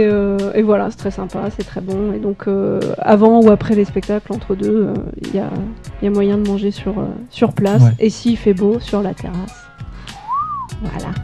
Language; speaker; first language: French; native; French